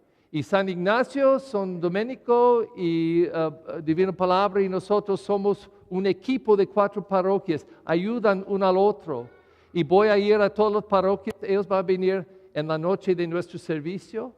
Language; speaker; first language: Spanish; non-native, learner; English